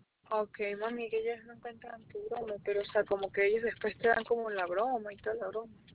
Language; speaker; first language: Spanish; early bilingual, heritage; Spanish